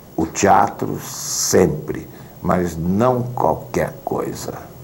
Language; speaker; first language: Portuguese; native; Portuguese